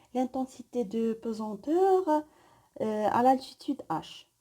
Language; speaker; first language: French; non-native, local second language; Arabic